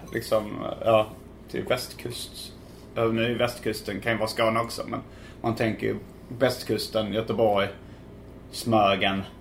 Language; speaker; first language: Swedish; native; Swedish